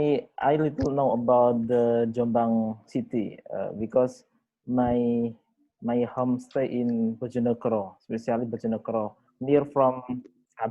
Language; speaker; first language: English; non-native, learner; Indonesian